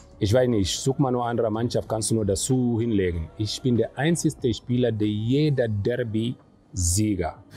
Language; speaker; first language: German; non-native, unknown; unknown